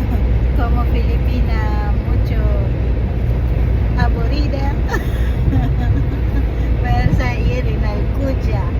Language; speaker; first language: Spanish; non-native, learner; Filipino